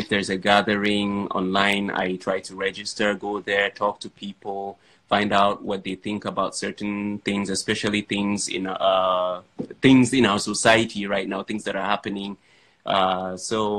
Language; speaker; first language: English; non-native, local second language; Fula